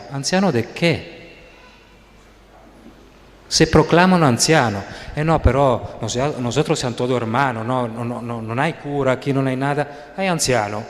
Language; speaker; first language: Spanish; non-native, fluent; Italian